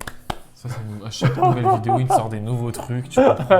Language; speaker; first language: French; native; French